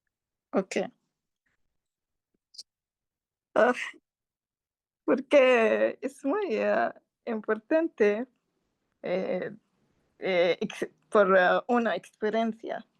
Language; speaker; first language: Spanish; non-native, learner; English